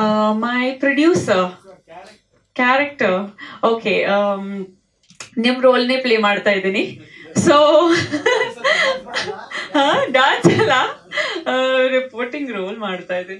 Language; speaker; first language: Kannada; non-native, learner; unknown